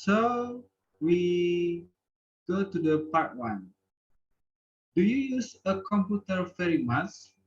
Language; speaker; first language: English; non-native, learner; Indonesian